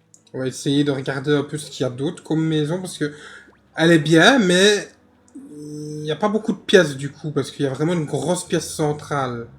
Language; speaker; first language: French; native; French